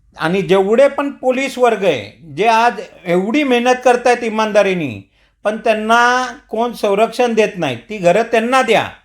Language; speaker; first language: Marathi; non-native, local second language; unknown